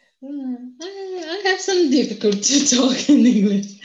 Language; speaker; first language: English; non-native, learner; Portuguese